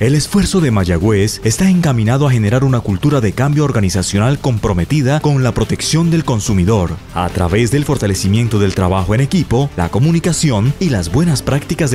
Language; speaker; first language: Spanish; native; Spanish